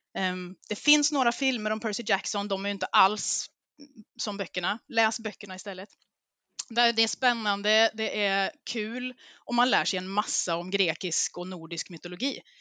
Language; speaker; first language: Swedish; native; Swedish